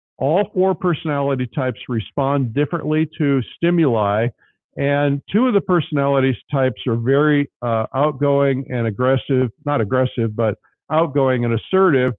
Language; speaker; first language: English; native; English